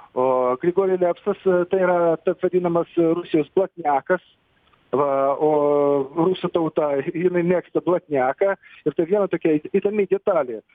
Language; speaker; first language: Lithuanian; non-native, fluent; Russian